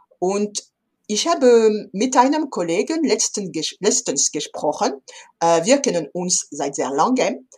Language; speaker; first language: German; non-native, fluent; French